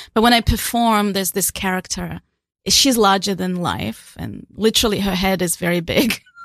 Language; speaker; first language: English; non-native, fluent; Russian